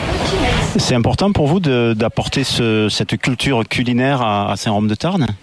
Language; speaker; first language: French; native; French